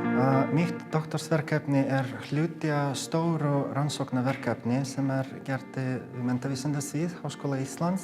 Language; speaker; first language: Icelandic; non-native, fluent; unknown